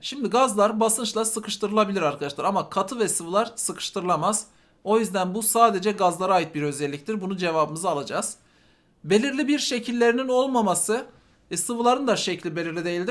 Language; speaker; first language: Turkish; native; Turkish